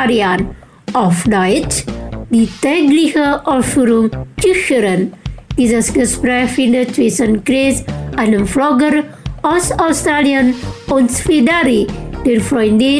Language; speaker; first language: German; non-native, fluent; Indonesian